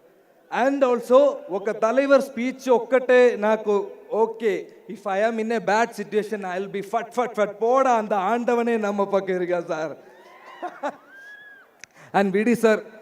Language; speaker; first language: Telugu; non-native, learner; Malayalam